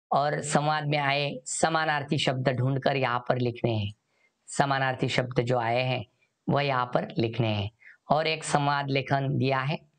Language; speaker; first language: Hindi; non-native, local second language; Marathi